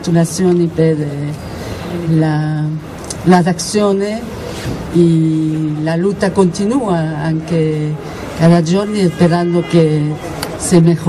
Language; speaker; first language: Italian; non-native, learner; Spanish